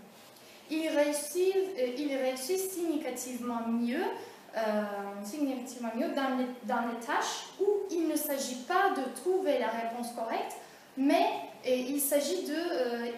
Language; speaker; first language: French; non-native, fluent; Turkish